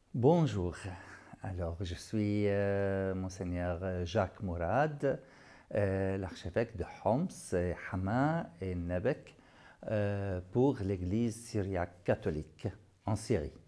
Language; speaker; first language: French; non-native, fluent; Arabic